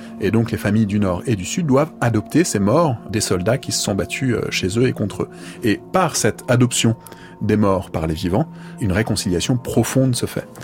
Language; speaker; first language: French; native; French